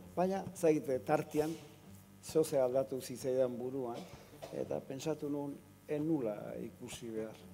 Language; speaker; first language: Basque; native; Basque